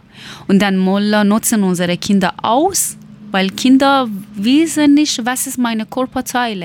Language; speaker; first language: German; non-native, learner; Persian